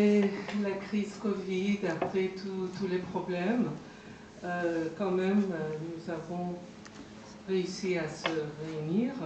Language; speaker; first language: French; non-native, fluent; Persian